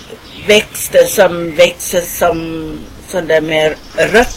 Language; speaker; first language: Swedish; non-native, fluent; Thai